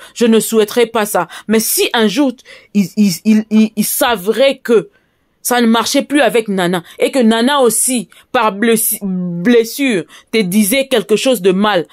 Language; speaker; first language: French; non-native, local second language; Lingala